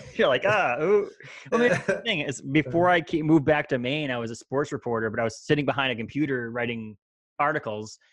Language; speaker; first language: English; native; English